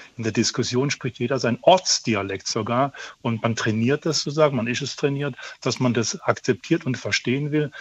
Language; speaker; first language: German; native; German